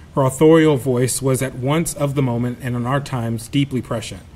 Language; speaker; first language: English; native; English